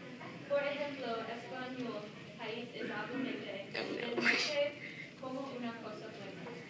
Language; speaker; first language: Spanish; non-native, learner; English